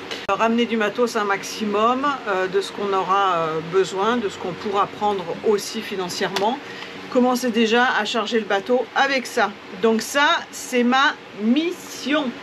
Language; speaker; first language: French; native; French